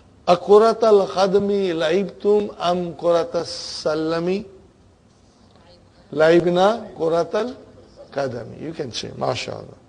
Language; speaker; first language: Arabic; non-native, fluent; English